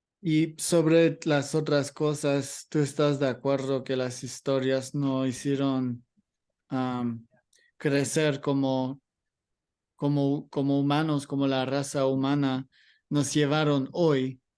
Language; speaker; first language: Spanish; non-native, learner; English